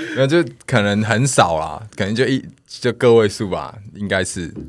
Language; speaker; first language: Chinese; non-native, local second language; Min Nan Chinese